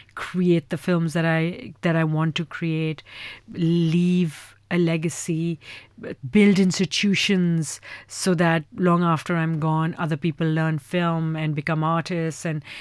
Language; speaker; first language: English; non-native, local second language; Urdu